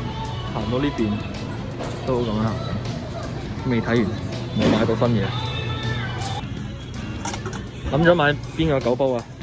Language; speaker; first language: Cantonese; early bilingual, heritage; Cantonese